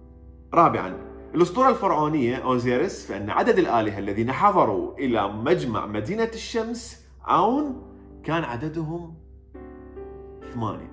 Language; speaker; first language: Arabic; native; Arabic